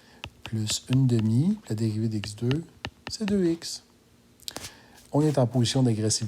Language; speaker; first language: French; native; French